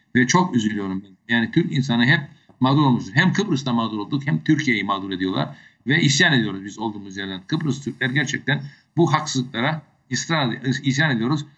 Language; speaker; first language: Turkish; native; Turkish